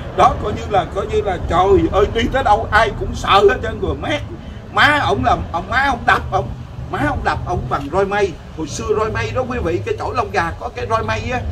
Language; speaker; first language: Vietnamese; native; Vietnamese